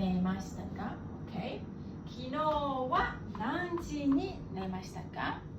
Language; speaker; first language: Japanese; non-native, fluent; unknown